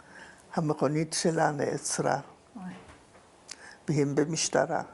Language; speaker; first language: Hebrew; non-native, fluent; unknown